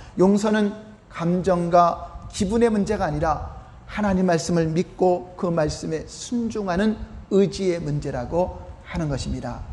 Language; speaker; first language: Korean; native; Korean